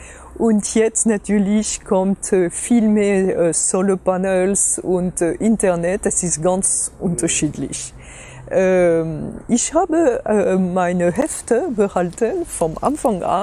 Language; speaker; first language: German; non-native, fluent; French